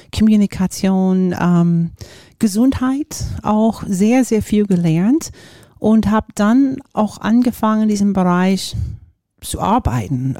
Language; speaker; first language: German; non-native, fluent; English